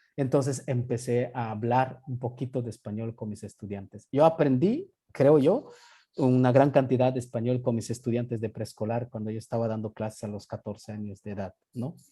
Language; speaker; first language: Spanish; non-native, local second language; Yucateco